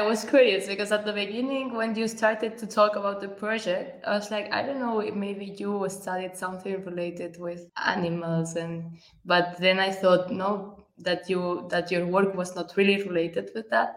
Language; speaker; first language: English; non-native, fluent; Catalan